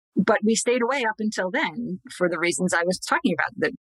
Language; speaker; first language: English; native; English